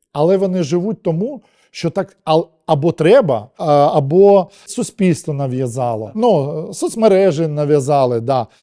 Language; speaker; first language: Ukrainian; non-native, local second language; Russian